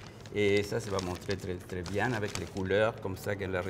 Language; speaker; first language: French; non-native, fluent; Spanish